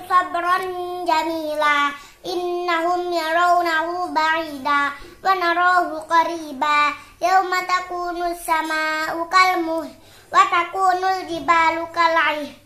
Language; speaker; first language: Arabic; non-native, learner; Indonesian